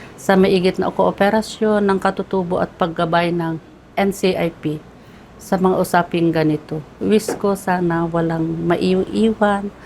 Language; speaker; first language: Filipino; non-native, local second language; Iloko